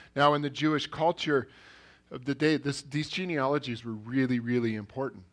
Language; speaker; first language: English; early bilingual, other home language; Norwegian